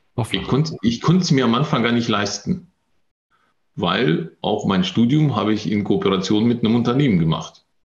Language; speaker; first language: German; early bilingual, other home language; Russian